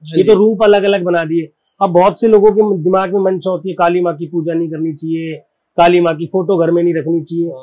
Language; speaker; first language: Hindi; native; Hindi